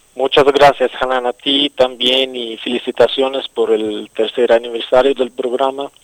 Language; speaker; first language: Spanish; non-native, local second language; Arabic